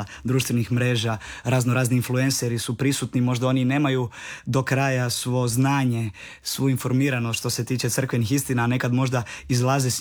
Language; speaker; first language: Serbian; native; Serbian